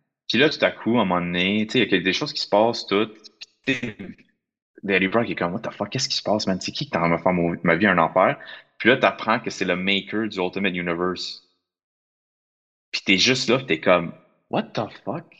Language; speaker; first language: French; native; French